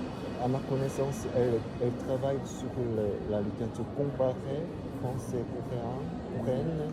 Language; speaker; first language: French; non-native, fluent; Korean